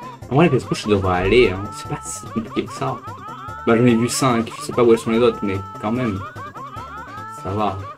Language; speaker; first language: French; native; French